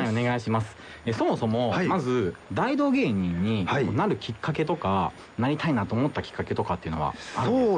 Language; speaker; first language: Japanese; native; Japanese